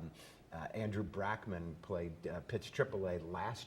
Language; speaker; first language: English; native; English